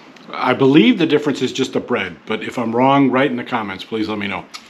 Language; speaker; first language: English; native; English